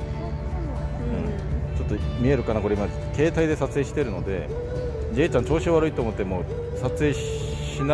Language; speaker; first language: Japanese; non-native, fluent; Korean